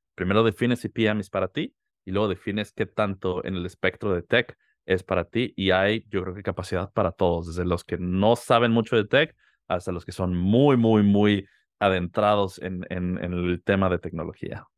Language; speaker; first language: Spanish; native; Spanish